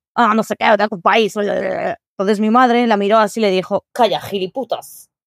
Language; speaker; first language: Spanish; early bilingual, other home language; Arabic